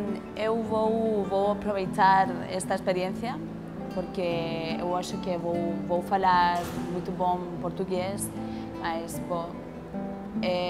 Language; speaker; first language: Portuguese; non-native, learner; Spanish